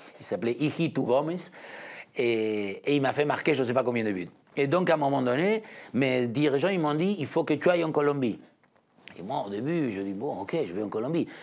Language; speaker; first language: French; non-native, fluent; Spanish